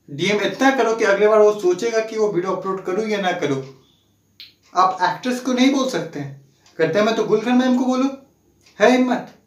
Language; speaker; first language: Hindi; non-native, local second language; Bangla